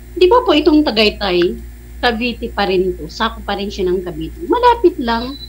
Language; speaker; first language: Filipino; non-native, local second language; Bikol